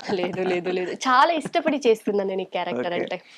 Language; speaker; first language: Telugu; non-native, local second language; Kannada